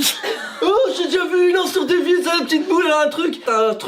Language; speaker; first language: French; native; French